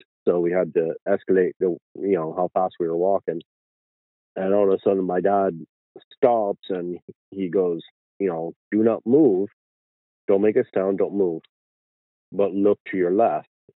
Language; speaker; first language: English; native; English